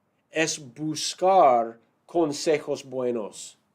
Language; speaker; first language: Spanish; non-native, fluent; English